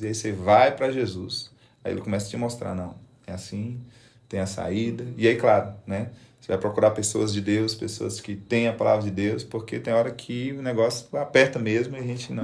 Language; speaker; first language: Portuguese; native; Portuguese